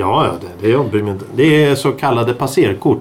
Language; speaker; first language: Swedish; native; Swedish